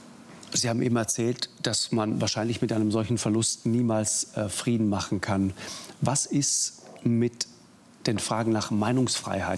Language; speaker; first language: German; native; German